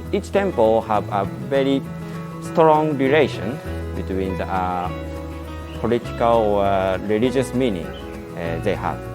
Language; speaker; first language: English; non-native, learner; Japanese